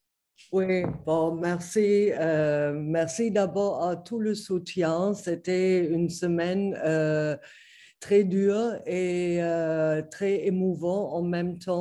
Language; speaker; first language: French; non-native, fluent; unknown